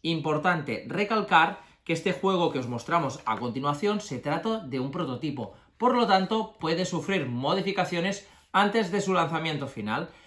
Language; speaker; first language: Spanish; native; Spanish